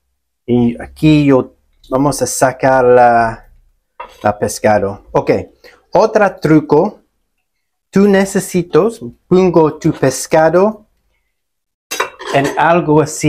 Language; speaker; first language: Spanish; non-native, learner; English